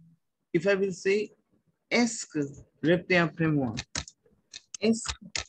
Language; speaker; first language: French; non-native, fluent; Hindi